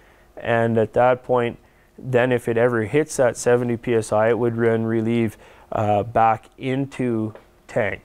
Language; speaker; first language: English; native; English